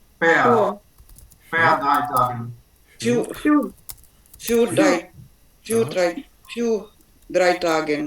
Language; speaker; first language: German; non-native, learner; Ukrainian